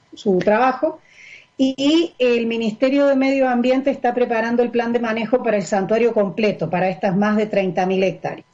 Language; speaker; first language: Spanish; native; Spanish